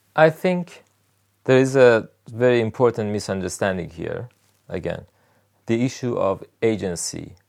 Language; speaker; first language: English; non-native, fluent; Persian